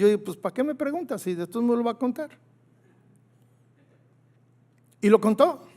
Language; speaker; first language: Spanish; native; Spanish